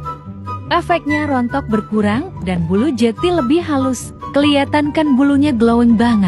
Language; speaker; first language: Indonesian; native; Indonesian